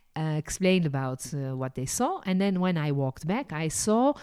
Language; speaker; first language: English; non-native, fluent; Dutch